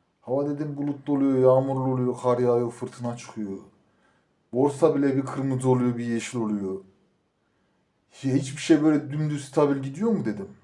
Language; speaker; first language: Turkish; native; Turkish